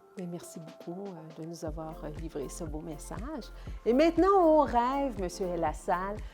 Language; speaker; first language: French; native; French